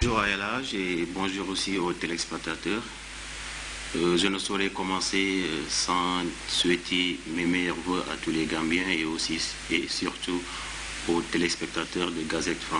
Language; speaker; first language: French; non-native, fluent; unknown